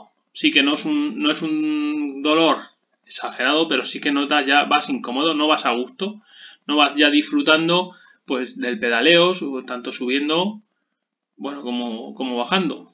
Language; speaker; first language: Spanish; native; Spanish